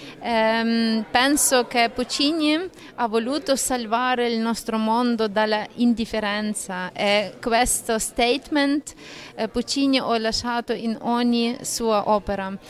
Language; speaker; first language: Italian; non-native, fluent; Ukrainian